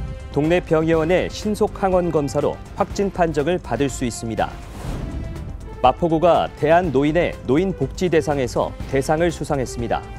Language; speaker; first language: Korean; native; Korean